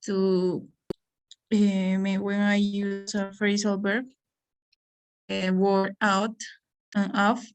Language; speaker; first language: English; non-native, learner; Spanish